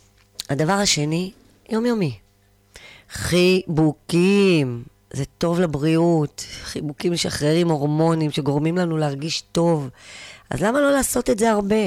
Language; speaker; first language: Hebrew; native; Hebrew